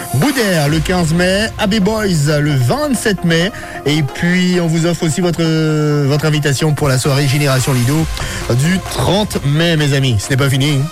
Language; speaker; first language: French; native; French